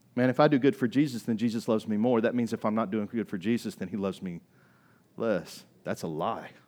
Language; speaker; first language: English; native; English